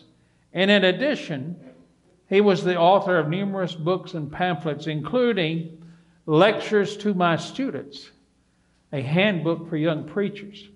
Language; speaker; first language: English; native; English